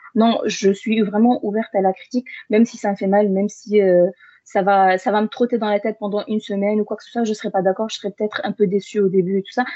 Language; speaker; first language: French; early bilingual, other home language; Arabic